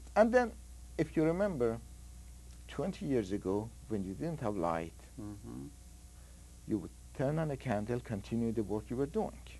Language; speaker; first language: English; non-native, fluent; Persian